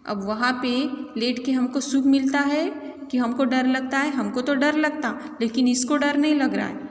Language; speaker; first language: Hindi; non-native, local second language; Marathi